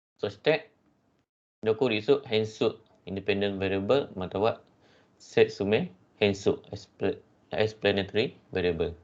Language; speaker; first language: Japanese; non-native, fluent; Malay